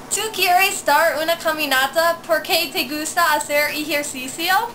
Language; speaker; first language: Spanish; non-native, learner; English